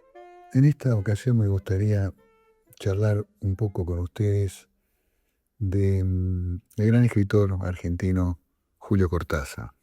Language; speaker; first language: Spanish; native; Spanish